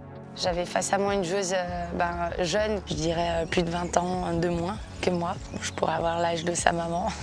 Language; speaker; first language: French; native; French